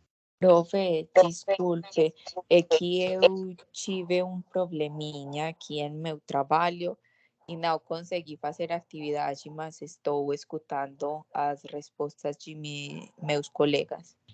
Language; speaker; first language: Portuguese; non-native, learner; Spanish